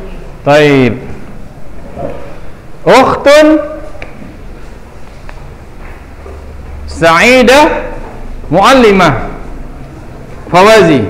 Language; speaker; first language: Arabic; non-native, fluent; Indonesian